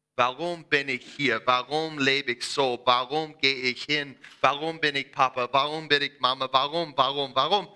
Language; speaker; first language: German; non-native, learner; English